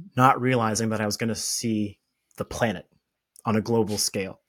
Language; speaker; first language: English; native; English